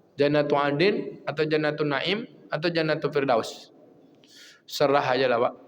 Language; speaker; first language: Malay; non-native, local second language; Minangkabau